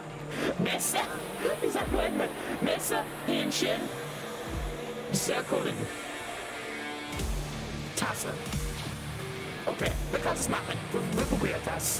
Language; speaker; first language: German; non-native, learner; English